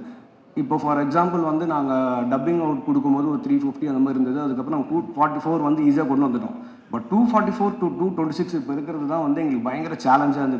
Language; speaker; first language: Tamil; native; Tamil